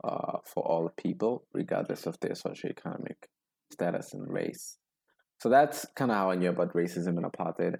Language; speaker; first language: English; non-native, local second language; Zulu